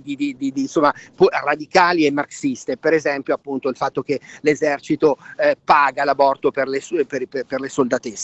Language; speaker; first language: Italian; native; Italian